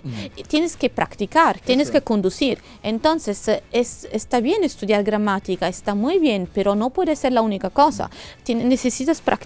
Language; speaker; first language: Spanish; non-native, fluent; Italian